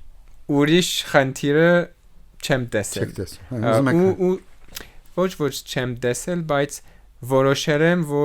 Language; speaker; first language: Armenian; non-native, learner; French